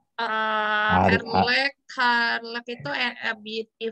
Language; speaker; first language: Dutch; non-native, learner; Indonesian